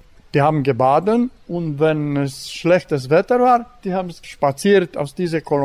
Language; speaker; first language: German; non-native, local second language; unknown